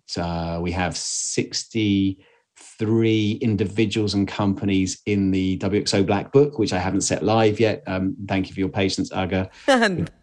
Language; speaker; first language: English; native; English